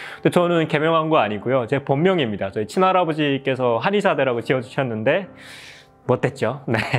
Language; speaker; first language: Korean; native; Korean